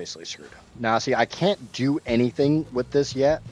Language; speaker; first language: English; native; English